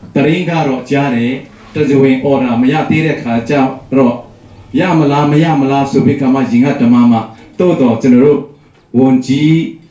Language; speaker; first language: Burmese; non-native, local second language; Tedim Chin